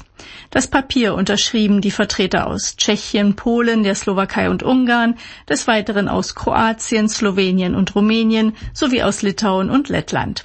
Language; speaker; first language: German; native; German